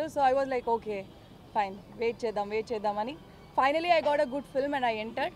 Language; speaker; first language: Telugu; non-native, fluent; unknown